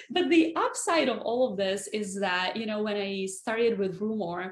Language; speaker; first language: English; non-native, fluent; Russian